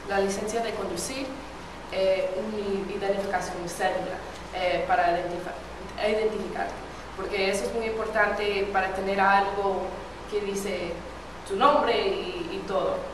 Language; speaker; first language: Spanish; non-native, fluent; English